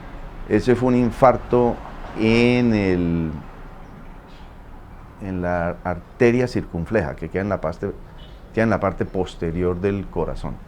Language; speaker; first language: Spanish; native; Spanish